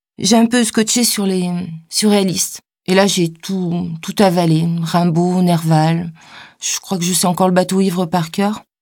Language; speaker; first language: French; native; French